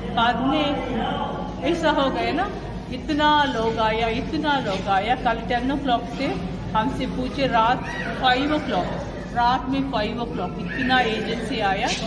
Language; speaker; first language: Hindi; non-native, local second language; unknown